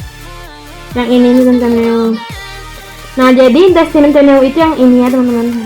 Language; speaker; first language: Indonesian; native; Indonesian